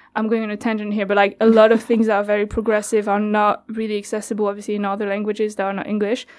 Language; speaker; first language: English; non-native, fluent; French